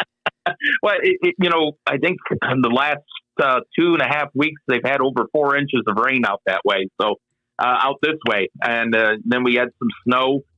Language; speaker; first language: English; native; English